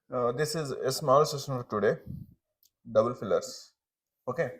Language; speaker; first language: English; non-native, local second language; Telugu